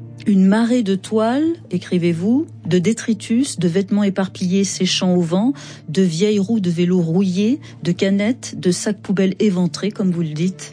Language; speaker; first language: French; native; French